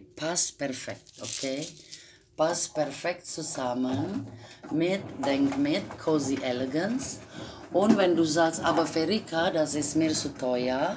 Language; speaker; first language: German; non-native, fluent; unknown